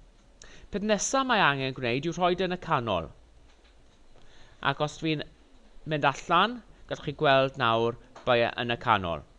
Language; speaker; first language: Welsh; non-native, local second language; English